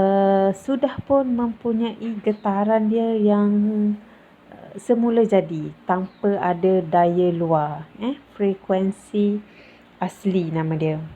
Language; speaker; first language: Malay; native; Malay